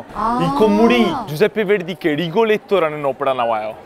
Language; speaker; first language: Korean; non-native, fluent; Italian